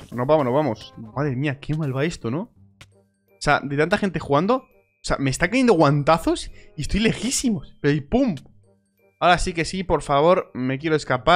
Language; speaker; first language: Spanish; native; Spanish